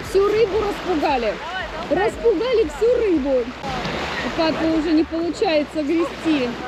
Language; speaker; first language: Russian; native; Russian